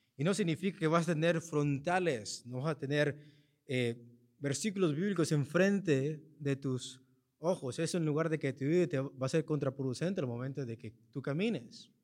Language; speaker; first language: Spanish; early bilingual, heritage; Spanish